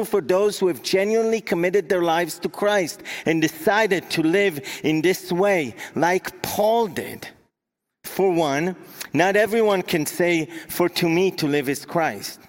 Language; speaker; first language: English; non-native, fluent; Hebrew